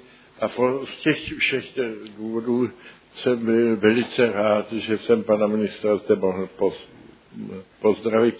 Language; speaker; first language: Czech; early bilingual, heritage; Czech